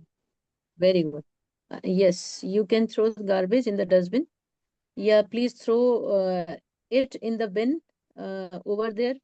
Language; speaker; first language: English; non-native, local second language; Hindi